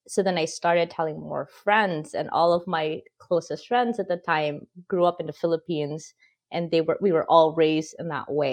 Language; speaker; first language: English; non-native, local second language; Filipino